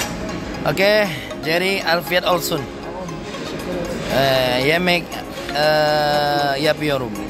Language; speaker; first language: Turkish; non-native, learner; Indonesian